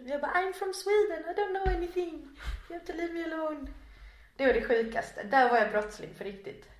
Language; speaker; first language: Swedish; native; Swedish